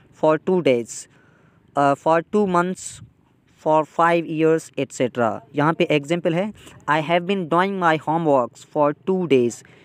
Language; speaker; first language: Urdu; non-native, local second language; Sindhi